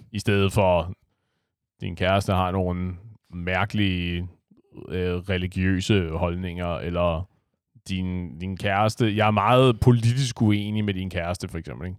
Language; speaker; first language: Danish; native; Danish